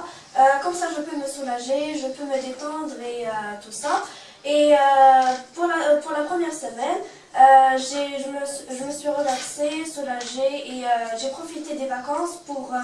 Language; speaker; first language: French; non-native, local second language; Arabic